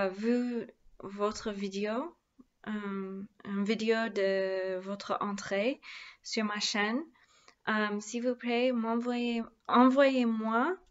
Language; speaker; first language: French; non-native, fluent; English